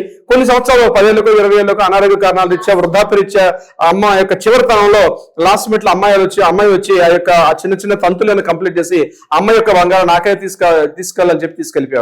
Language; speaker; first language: Telugu; native; Telugu